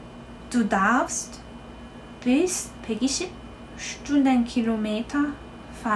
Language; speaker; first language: German; non-native, fluent; Korean